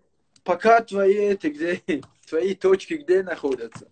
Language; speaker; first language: Russian; native; Russian